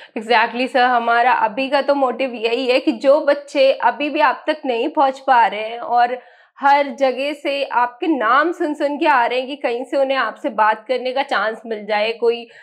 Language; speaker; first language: Hindi; native; Hindi